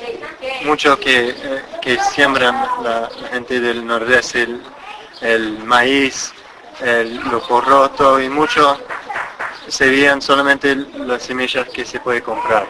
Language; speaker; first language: Spanish; non-native, fluent; English